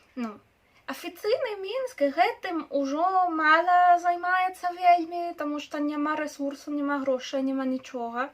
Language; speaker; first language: Belarusian; non-native, local second language; Russian